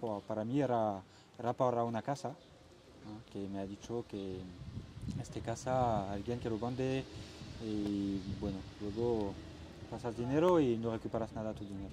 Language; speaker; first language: Spanish; non-native, learner; French